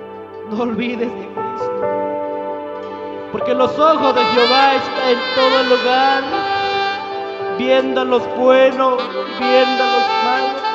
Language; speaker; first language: Spanish; non-native, local second language; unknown